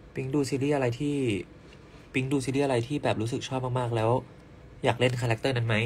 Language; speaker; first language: Thai; native; Thai